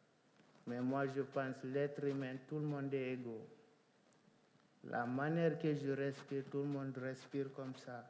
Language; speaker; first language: French; non-native, local second language; Fula